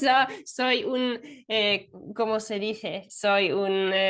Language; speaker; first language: Spanish; non-native, fluent; German